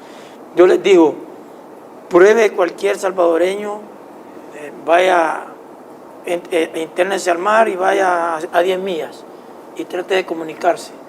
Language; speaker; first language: Spanish; native; Spanish